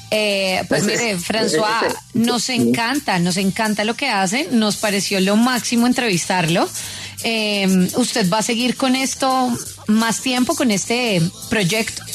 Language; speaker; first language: Spanish; native; Spanish